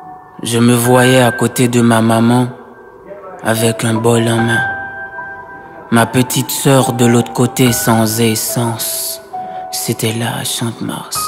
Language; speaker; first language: French; non-native, local second language; Haitian Creole